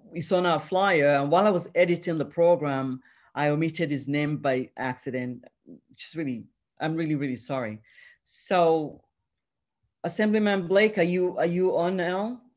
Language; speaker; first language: English; non-native, local second language; Yoruba